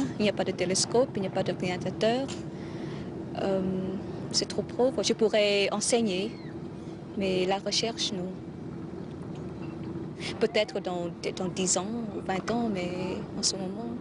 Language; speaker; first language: French; non-native, fluent; Vietnamese